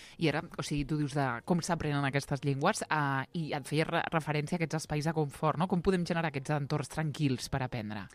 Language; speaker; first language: Catalan; native; Catalan